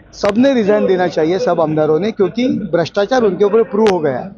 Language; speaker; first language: Hindi; non-native, local second language; Marathi